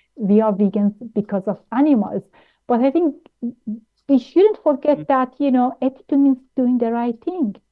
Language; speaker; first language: English; non-native, fluent; German